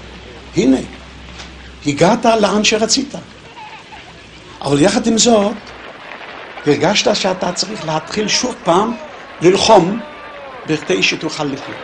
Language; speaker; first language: Hebrew; non-native, fluent; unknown